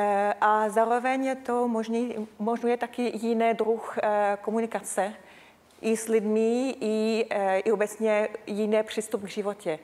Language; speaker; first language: Czech; non-native, learner; French